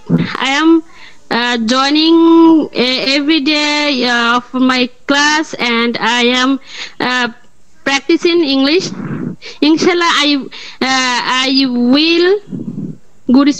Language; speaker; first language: English; non-native, learner; Bangla